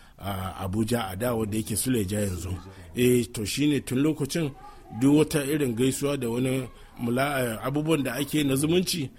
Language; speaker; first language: Hausa; non-native, local second language; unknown